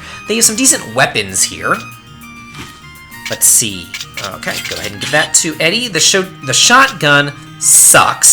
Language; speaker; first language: English; native; English